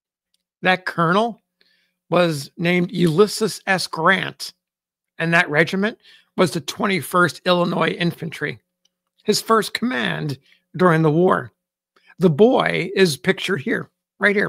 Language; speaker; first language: English; native; English